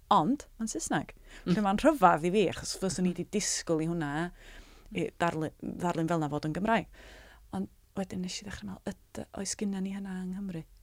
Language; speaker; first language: Welsh; native; Welsh